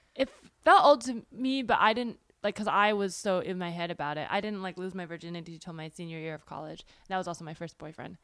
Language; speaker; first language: English; early bilingual, other home language; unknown